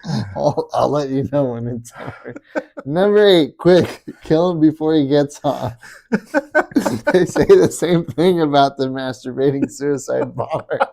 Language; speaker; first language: English; native; English